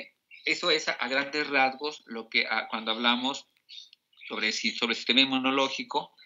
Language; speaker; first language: Spanish; native; Spanish